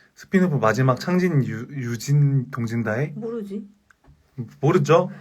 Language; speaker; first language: Korean; native; Korean